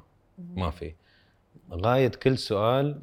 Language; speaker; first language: Arabic; native; Arabic